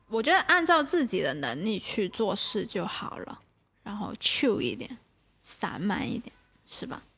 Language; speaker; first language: Chinese; non-native, local second language; Cantonese